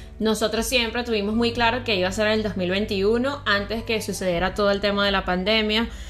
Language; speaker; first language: Spanish; native; Spanish